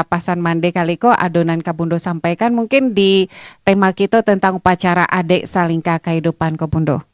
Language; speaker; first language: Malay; non-native, local second language; Minangkabau